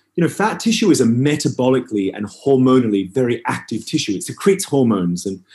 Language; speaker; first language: English; native; English